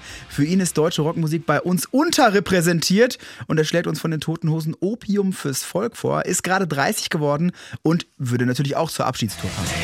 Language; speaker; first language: German; native; German